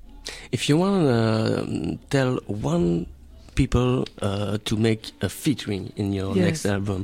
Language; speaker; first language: English; non-native, learner; French